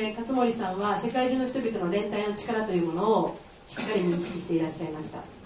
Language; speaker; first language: Japanese; native; Japanese